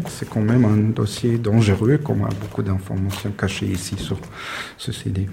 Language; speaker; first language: French; non-native, fluent; German